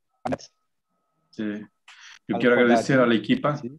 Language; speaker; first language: Spanish; non-native, fluent; Wolof